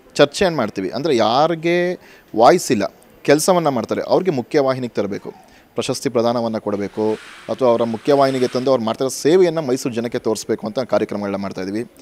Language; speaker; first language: Kannada; native; Kannada